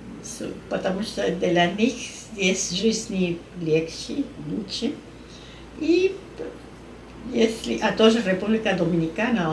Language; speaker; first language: Russian; non-native, learner; Spanish